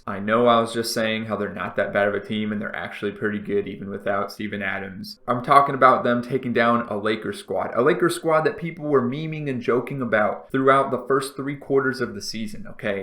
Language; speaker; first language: English; native; English